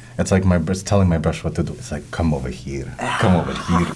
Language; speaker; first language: English; native; English